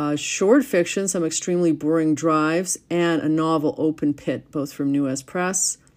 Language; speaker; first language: English; native; English